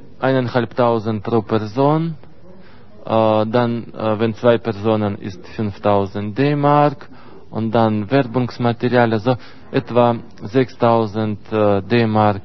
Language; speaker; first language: German; non-native, fluent; Russian